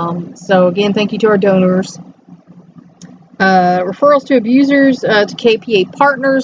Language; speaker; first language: English; native; English